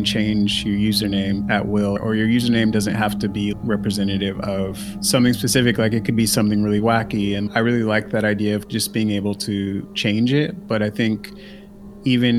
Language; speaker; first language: English; native; English